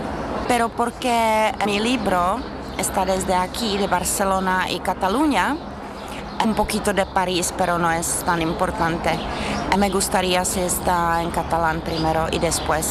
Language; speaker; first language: Spanish; non-native, fluent; Czech